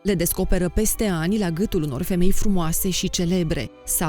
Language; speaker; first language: Romanian; native; Romanian